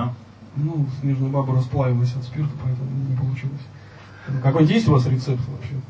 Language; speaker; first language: Russian; native; Russian